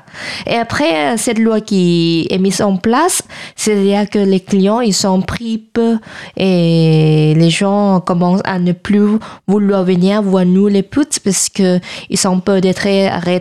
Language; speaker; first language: French; non-native, fluent; Thai